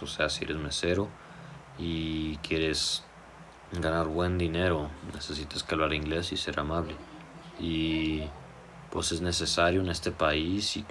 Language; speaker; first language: Spanish; early bilingual, heritage; Spanish